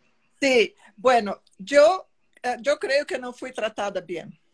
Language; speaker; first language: Spanish; non-native, fluent; Portuguese